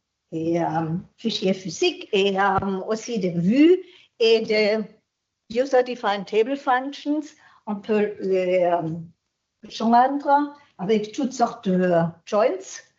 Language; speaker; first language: French; non-native, fluent; German